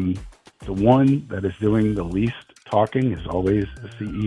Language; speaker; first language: English; native; English